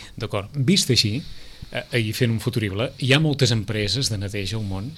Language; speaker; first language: Catalan; native; Catalan